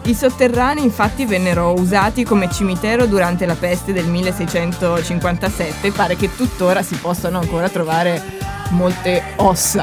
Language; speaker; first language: Italian; native; Italian